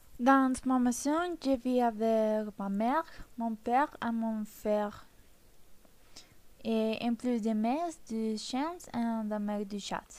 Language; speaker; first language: French; non-native, learner; Spanish